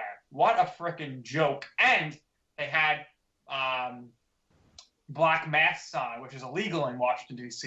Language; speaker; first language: English; native; English